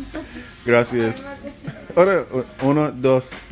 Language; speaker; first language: Spanish; non-native, learner; English